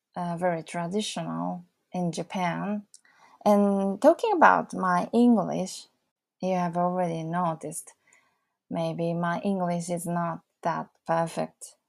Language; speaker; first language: English; non-native, fluent; Japanese